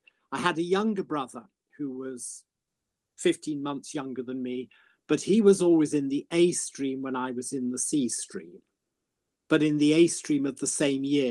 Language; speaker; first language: English; native; English